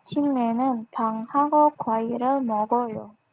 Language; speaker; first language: Korean; non-native, learner; Indonesian